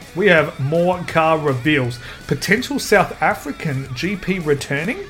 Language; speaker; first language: English; native; English